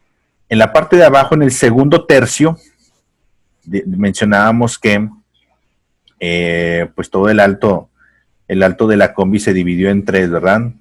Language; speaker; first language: Spanish; native; Spanish